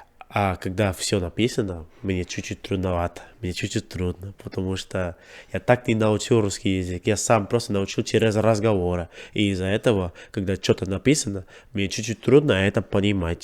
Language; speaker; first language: Russian; non-native, learner; English